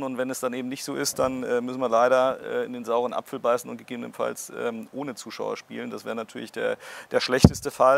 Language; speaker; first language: German; native; German